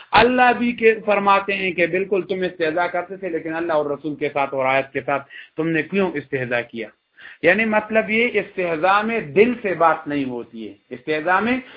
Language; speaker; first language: Urdu; non-native, local second language; Pashto